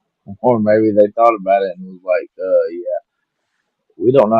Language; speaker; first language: English; native; English